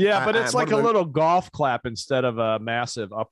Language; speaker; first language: English; native; English